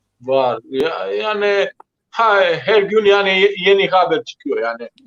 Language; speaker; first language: Turkish; non-native, learner; Croatian